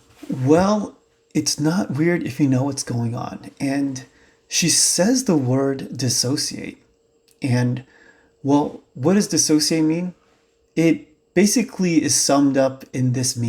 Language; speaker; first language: English; native; English